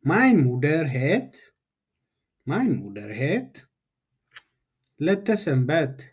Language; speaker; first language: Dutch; non-native, fluent; Tigrinya